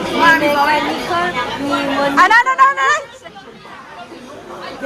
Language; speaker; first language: Spanish; non-native, fluent; Filipino